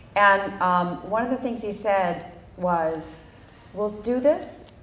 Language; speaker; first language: English; early bilingual, other home language; Spanish